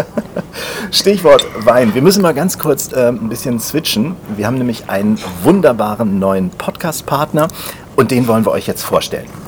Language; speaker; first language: German; native; German